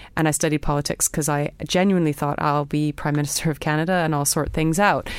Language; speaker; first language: English; native; English